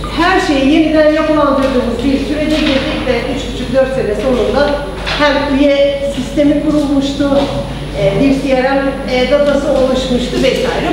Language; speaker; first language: Turkish; early bilingual, heritage; Turkish